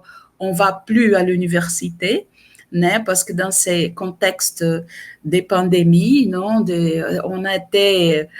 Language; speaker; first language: French; non-native, fluent; Portuguese